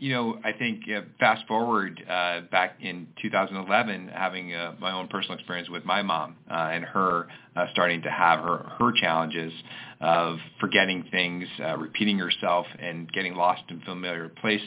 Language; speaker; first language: English; native; English